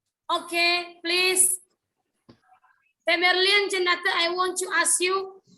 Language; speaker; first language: English; non-native, learner; Indonesian